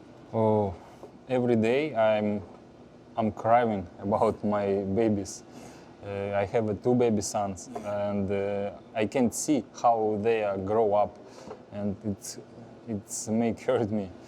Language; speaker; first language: English; non-native, learner; Russian